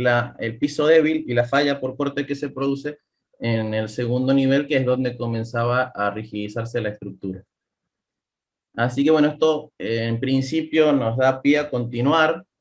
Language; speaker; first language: Spanish; native; Spanish